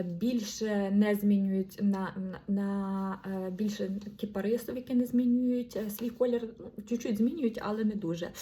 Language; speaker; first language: Ukrainian; non-native, local second language; Russian